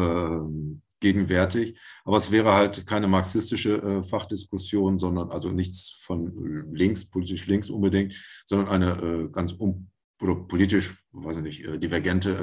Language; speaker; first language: German; native; German